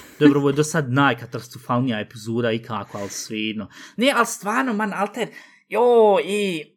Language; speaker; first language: Bosnian; early bilingual, heritage; Bosnian